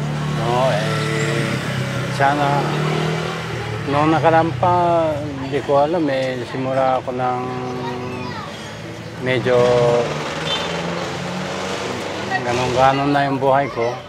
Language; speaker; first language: Filipino; non-native, learner; Japanese